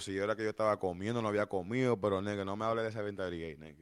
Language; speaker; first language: Spanish; early bilingual, heritage; Spanish